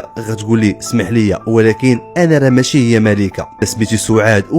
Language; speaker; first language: Arabic; native; Arabic